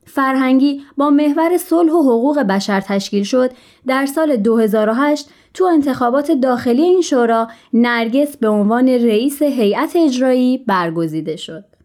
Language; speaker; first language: Persian; native; Persian